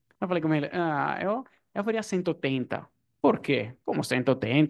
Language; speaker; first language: Portuguese; non-native, fluent; Italian